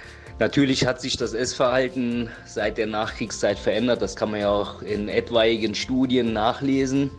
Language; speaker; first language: German; native; German